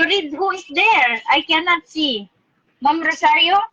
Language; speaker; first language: English; non-native, local second language; Filipino